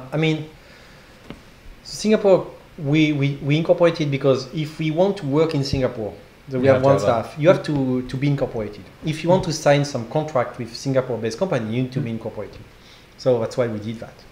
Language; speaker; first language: English; non-native, fluent; French